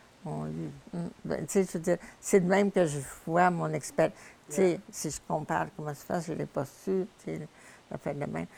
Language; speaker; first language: French; native; French